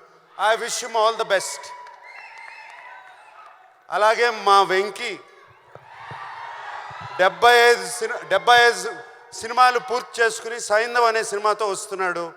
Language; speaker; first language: Telugu; native; Telugu